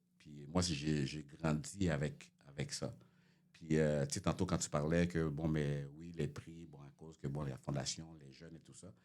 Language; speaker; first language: French; early bilingual, other home language; Haitian Creole